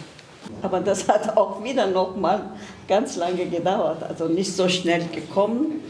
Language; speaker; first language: German; non-native, fluent; Kurdish